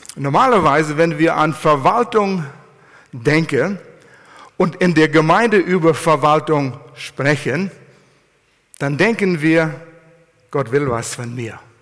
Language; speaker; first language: German; non-native, fluent; English